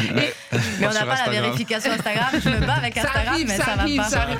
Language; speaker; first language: French; native; French